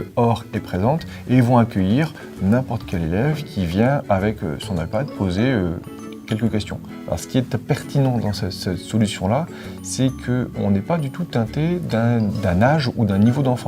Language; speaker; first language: French; native; French